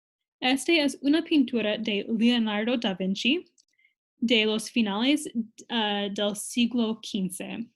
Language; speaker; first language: Spanish; non-native, fluent; English